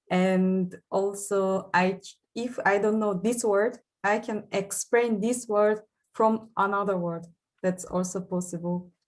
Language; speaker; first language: English; non-native, learner; Japanese